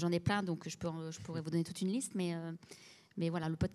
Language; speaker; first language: French; native; French